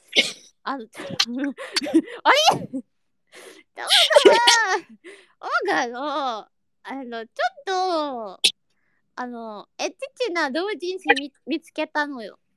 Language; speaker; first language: Japanese; non-native, learner; Indonesian